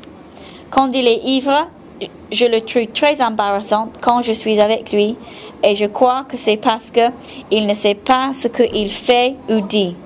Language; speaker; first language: French; non-native, fluent; English